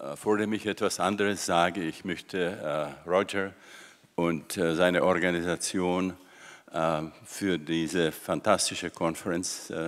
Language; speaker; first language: German; non-native, fluent; Czech